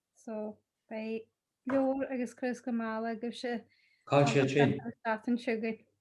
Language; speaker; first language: Irish; native; Irish